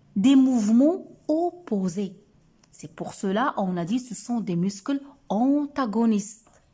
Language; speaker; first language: French; non-native, local second language; Arabic